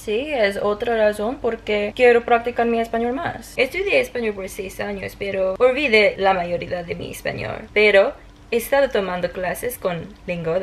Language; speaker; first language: Spanish; non-native, learner; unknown